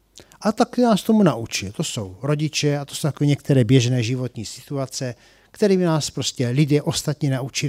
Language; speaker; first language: Czech; native; Czech